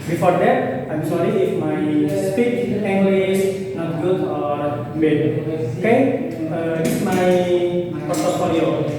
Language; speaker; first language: English; non-native, learner; Indonesian